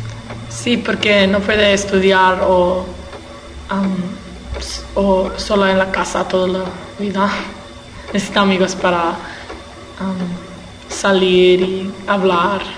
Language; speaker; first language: Spanish; early bilingual, heritage; English